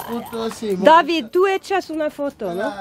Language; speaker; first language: Spanish; non-native, fluent; Swedish